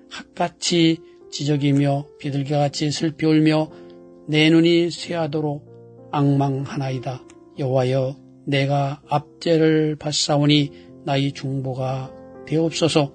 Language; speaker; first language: Korean; native; Korean